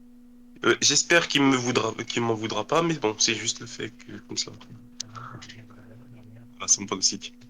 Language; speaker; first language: French; native; French